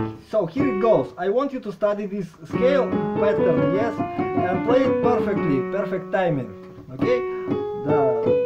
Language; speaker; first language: English; non-native, fluent; Russian